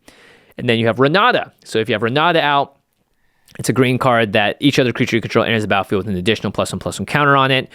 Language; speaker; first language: English; native; English